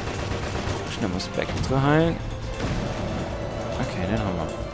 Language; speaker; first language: German; native; German